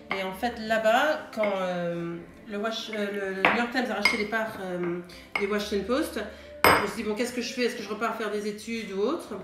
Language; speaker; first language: French; early bilingual, heritage; French